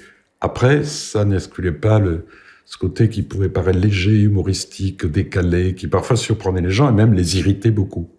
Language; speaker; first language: French; native; French